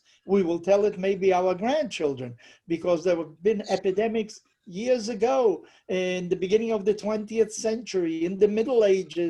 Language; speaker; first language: English; non-native, fluent; Spanish